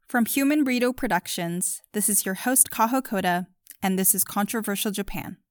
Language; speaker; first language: English; early bilingual, other home language; Japanese